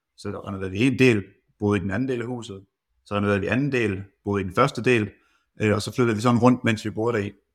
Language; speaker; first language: Danish; native; Danish